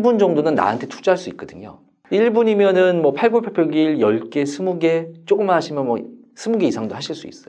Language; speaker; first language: Korean; native; Korean